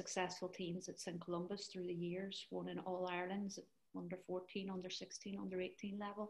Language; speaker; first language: English; native; English